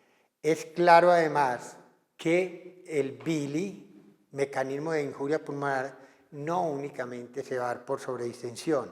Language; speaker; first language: Spanish; native; Spanish